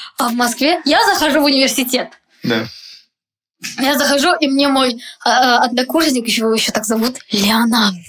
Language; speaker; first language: Russian; non-native, local second language; Tajik